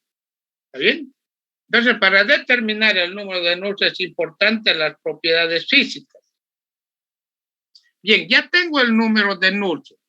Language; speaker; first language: Spanish; native; Spanish